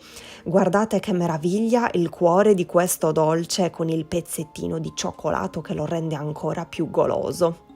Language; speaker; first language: Italian; native; Italian